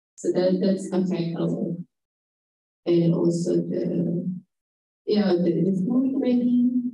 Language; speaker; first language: English; non-native, fluent; Indonesian